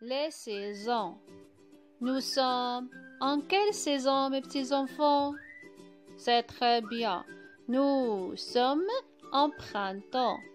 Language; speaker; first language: French; non-native, local second language; Arabic